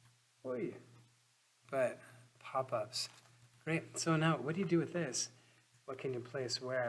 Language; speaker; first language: English; native; English